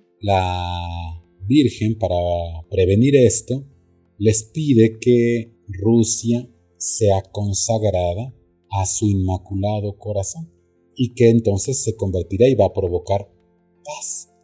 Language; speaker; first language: Spanish; native; Spanish